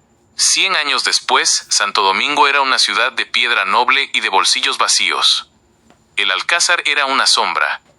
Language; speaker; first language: Spanish; native; Spanish